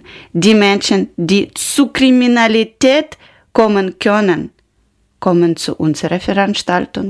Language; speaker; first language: German; non-native, learner; Ukrainian